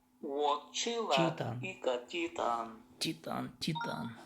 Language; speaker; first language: Chinese; non-native, learner; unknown